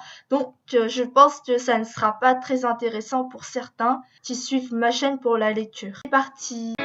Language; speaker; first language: French; early bilingual, other home language; Korean